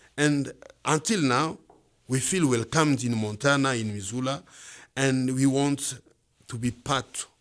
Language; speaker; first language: English; non-native, learner; Swahili